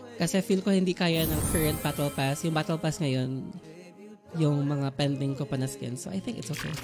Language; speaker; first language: English; non-native, local second language; Filipino